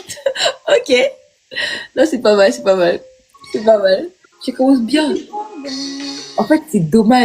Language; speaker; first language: French; native; French